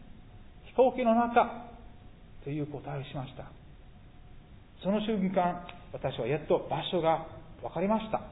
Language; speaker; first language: Japanese; non-native, fluent; English